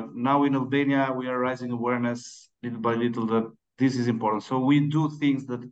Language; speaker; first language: English; non-native, learner; Albanian